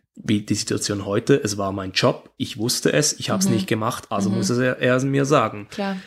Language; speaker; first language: German; native; German